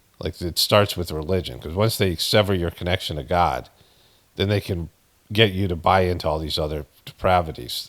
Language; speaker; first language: English; native; English